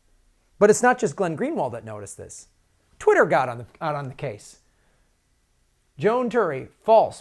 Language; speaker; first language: English; native; English